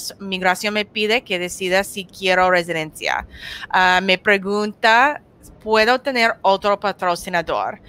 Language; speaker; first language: Spanish; non-native, learner; English